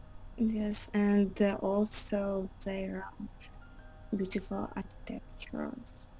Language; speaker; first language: English; non-native, learner; Russian